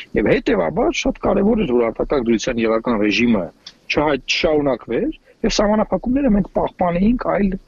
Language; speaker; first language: Armenian; native; Armenian